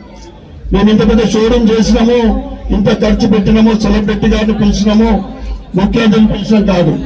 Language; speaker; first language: Telugu; native; Telugu